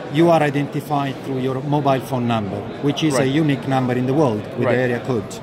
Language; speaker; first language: English; non-native, fluent; Italian